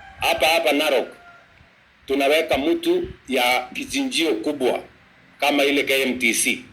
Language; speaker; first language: Swahili; non-native, local second language; Kalenjin